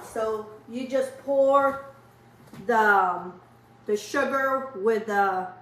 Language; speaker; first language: English; non-native, fluent; Portuguese